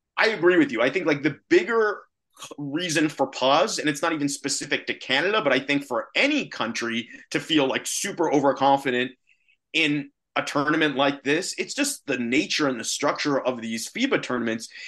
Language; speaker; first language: English; native; English